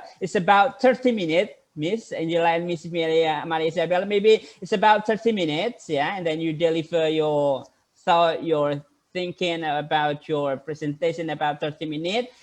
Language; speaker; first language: English; non-native, fluent; Indonesian